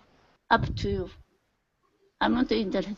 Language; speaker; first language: English; non-native, learner; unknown